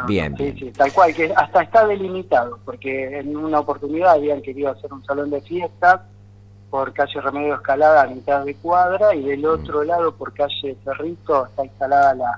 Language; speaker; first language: Spanish; native; Spanish